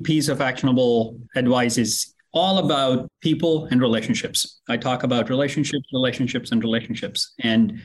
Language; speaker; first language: English; non-native, local second language; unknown